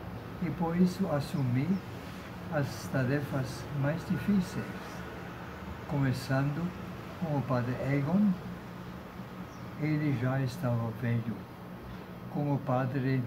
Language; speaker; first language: Portuguese; non-native, fluent; German